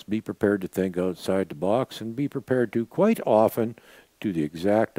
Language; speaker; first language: English; native; English